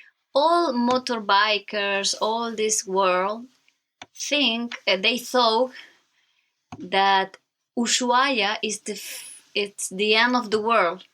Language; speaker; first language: English; non-native, learner; Spanish